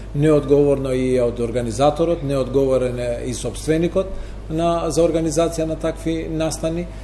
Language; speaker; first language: Macedonian; non-native, local second language; Albanian